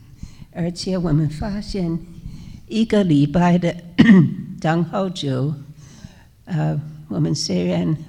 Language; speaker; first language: Chinese; non-native, fluent; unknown